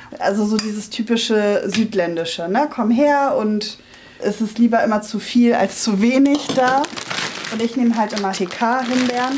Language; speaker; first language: German; native; German